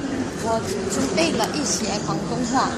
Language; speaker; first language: Chinese; non-native, learner; Korean